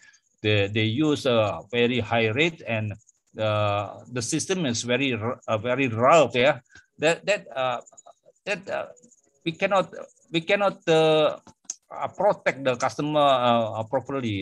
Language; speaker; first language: English; non-native, fluent; Indonesian